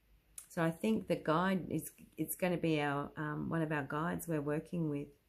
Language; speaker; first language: English; native; English